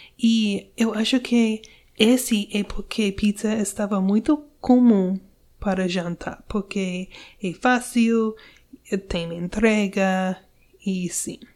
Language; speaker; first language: Portuguese; non-native, learner; English